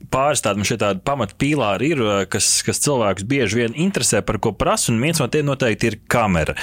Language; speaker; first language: Latvian; native; Latvian